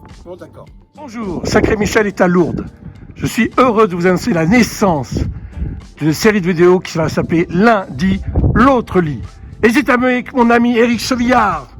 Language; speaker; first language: French; native; French